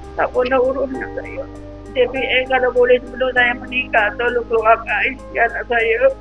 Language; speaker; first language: Malay; native; Malay